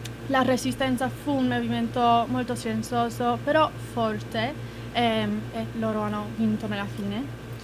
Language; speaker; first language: Italian; non-native, fluent; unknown